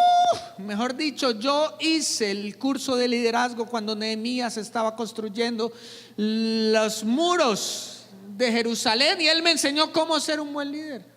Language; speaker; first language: Spanish; native; Spanish